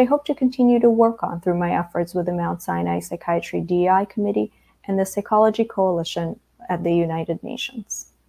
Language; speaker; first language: English; early bilingual, other home language; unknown